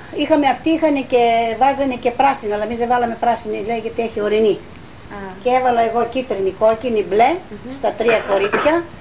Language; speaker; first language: Greek; non-native, local second language; Bulgarian